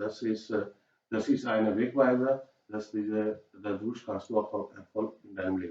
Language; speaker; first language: German; non-native, learner; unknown